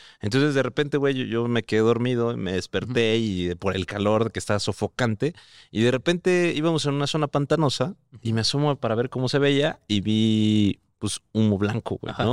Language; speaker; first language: Spanish; native; Spanish